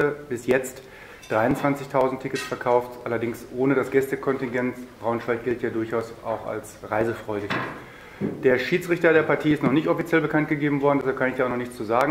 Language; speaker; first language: German; native; German